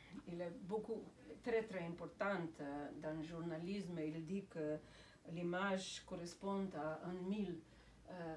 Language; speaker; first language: French; non-native, fluent; Slovenian